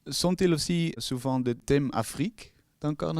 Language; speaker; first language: French; non-native, learner; Dutch